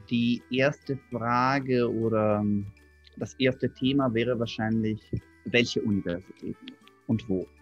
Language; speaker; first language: German; non-native, fluent; Russian